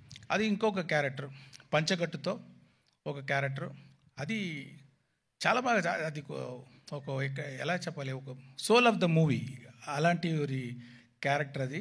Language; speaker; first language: Telugu; non-native, local second language; Tamil